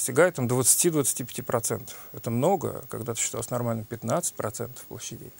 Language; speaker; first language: Russian; native; Russian